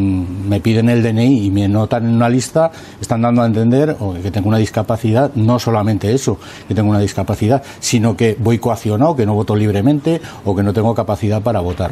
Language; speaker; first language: Spanish; native; Spanish